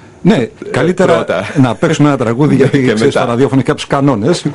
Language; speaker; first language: Greek; native; Greek